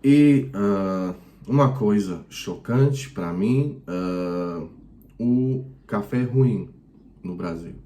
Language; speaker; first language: Portuguese; non-native, fluent; Croatian